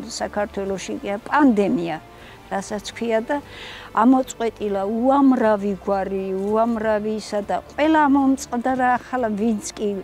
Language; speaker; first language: Georgian; non-native, local second language; Svan